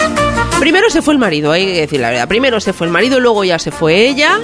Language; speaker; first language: Spanish; native; Spanish